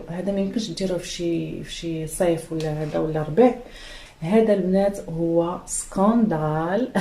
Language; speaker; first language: Arabic; native; Arabic